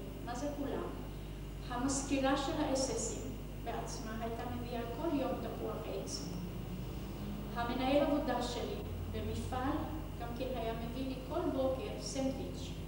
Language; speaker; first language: Hebrew; non-native, fluent; Hungarian